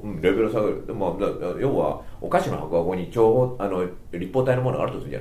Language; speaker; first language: Japanese; native; Japanese